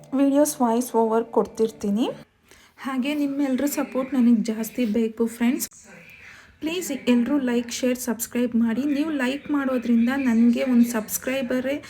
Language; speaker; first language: Kannada; non-native, local second language; Telugu